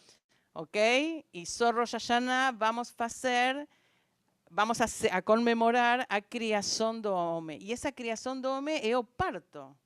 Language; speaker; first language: Portuguese; non-native, fluent; Spanish